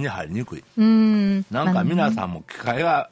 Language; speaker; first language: Japanese; native; Japanese